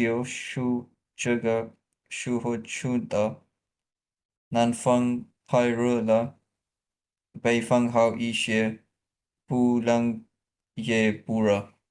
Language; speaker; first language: Chinese; non-native, learner; Urdu